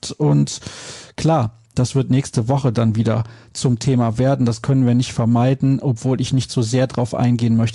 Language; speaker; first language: German; native; German